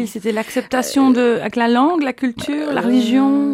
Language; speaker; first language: French; native; French